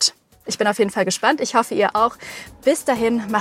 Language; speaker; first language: German; native; German